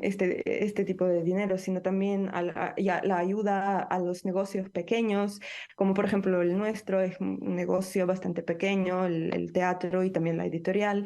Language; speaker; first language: Spanish; non-native, fluent; Ukrainian